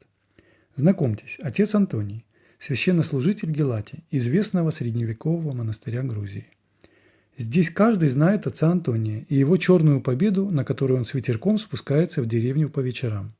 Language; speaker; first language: Russian; native; Russian